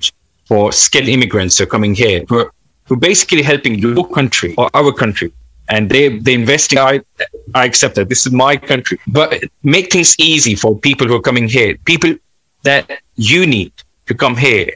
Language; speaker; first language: English; non-native, local second language; Urdu